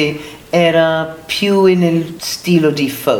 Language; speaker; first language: Italian; non-native, learner; English